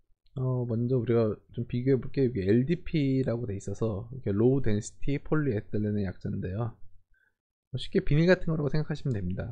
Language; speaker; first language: Korean; native; Korean